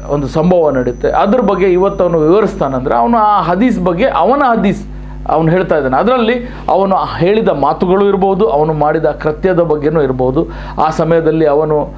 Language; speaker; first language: Kannada; non-native, local second language; Malayalam